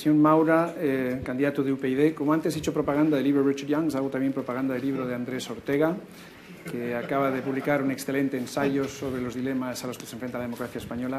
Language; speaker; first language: Spanish; native; Spanish